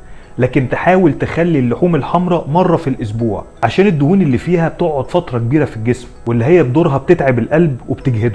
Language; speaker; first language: Arabic; native; Arabic